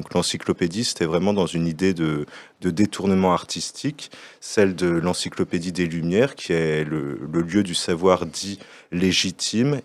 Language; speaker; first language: French; native; French